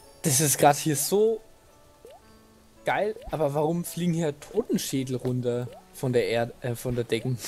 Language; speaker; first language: German; native; German